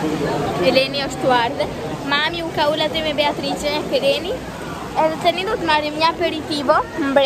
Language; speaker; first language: Albanian; early bilingual, heritage; Albanian